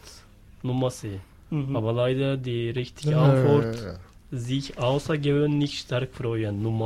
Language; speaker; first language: German; non-native, learner; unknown